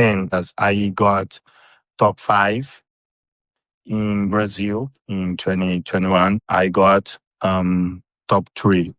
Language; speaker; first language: English; non-native, learner; Portuguese